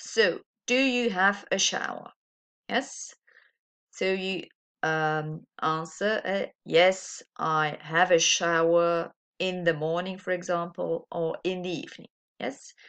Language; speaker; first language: English; non-native, fluent; Dutch